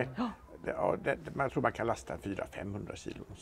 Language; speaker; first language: Swedish; native; Swedish